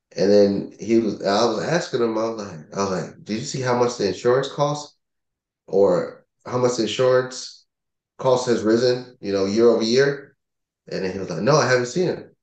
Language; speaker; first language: English; native; English